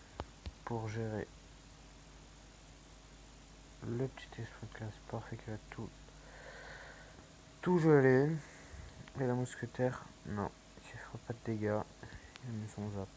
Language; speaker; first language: French; native; French